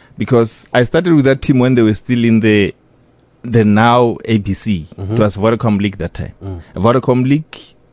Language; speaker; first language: English; non-native, local second language; Northern Sotho